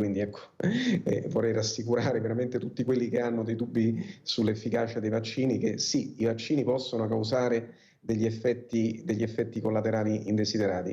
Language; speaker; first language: Italian; native; Italian